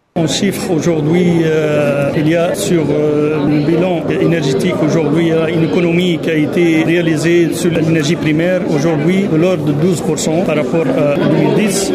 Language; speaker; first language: French; non-native, local second language; Arabic